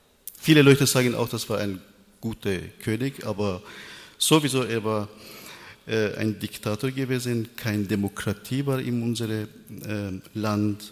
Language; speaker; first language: German; non-native, learner; Persian